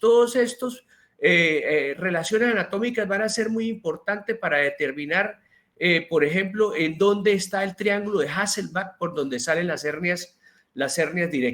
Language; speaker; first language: Spanish; native; Spanish